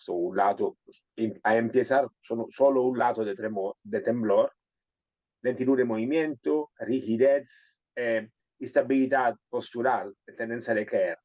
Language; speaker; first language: Spanish; non-native, fluent; Italian